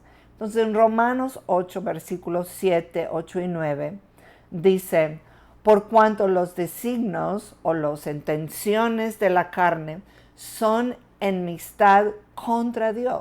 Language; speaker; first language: Spanish; non-native, fluent; English